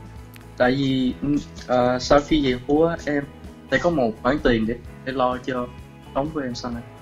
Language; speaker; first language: Vietnamese; early bilingual, heritage; Vietnamese